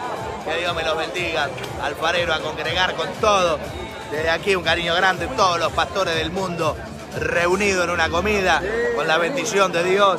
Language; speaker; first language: Spanish; native; Spanish